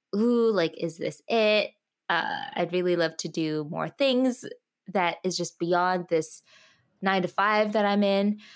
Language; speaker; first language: English; early bilingual, other home language; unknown